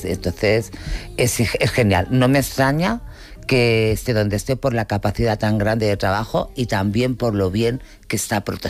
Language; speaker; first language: Spanish; native; Spanish